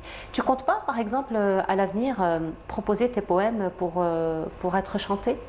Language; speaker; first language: French; native; French